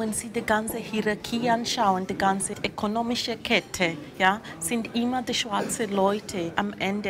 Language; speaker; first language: German; non-native, fluent; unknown